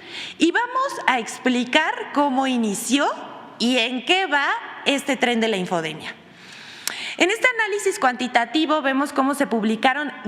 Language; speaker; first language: Spanish; native; Spanish